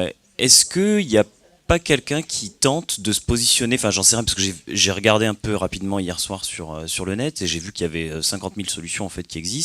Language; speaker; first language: French; native; French